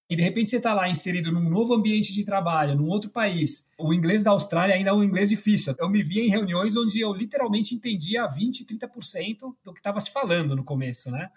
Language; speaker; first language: Portuguese; early bilingual, other home language; Spanish